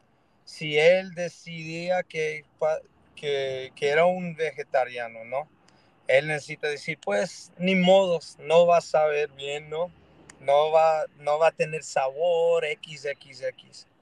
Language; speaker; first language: Spanish; early bilingual, heritage; Spanish